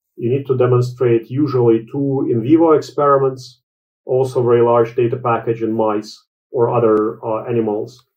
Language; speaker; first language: English; non-native, fluent; Latvian